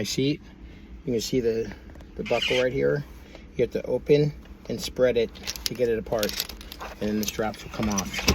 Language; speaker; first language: English; native; English